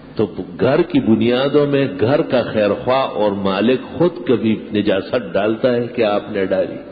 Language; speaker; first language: Urdu; non-native, local second language; Pashto